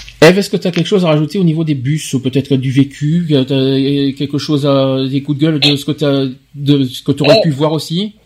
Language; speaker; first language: French; native; French